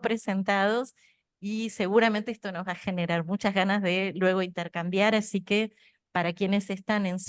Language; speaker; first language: Spanish; native; Spanish